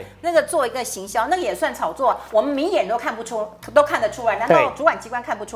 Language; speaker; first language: Chinese; native; Chinese